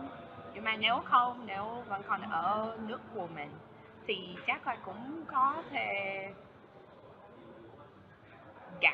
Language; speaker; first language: Vietnamese; non-native, fluent; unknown